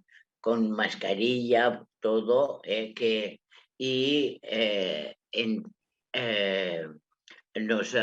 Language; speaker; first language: Spanish; non-native, local second language; Catalan